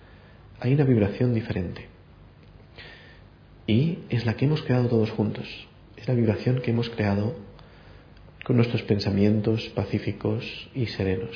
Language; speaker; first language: Spanish; native; Spanish